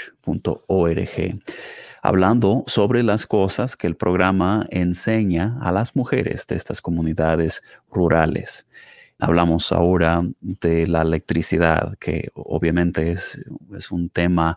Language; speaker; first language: Spanish; non-native, fluent; English